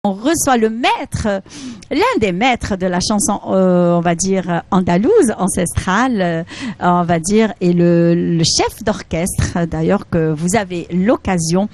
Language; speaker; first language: French; non-native, local second language; Arabic